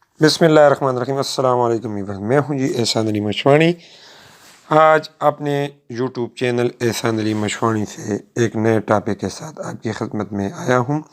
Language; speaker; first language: Urdu; non-native, local second language; Pashto